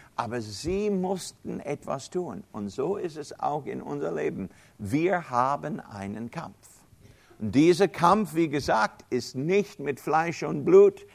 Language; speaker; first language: German; non-native, fluent; English